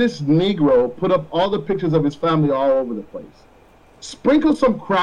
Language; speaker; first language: English; non-native, local second language; Jamaican Creole English